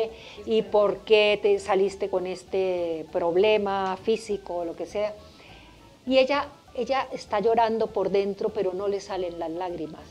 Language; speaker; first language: Spanish; native; Spanish